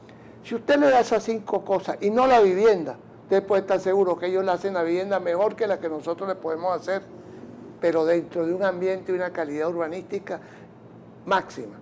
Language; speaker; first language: Spanish; native; Spanish